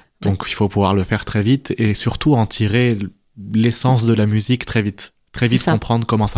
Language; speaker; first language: French; native; French